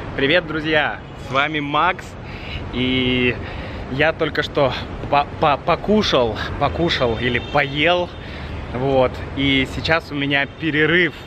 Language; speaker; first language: Russian; native; Russian